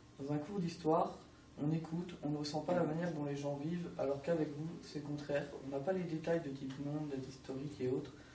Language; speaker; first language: French; native; French